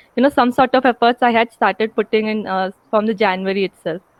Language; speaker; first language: English; non-native, local second language; Hindi